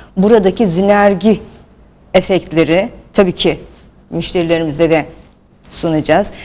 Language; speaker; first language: Turkish; early bilingual, heritage; Turkish